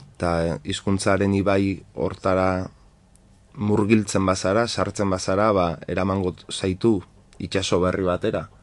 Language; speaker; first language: Basque; non-native, local second language; Spanish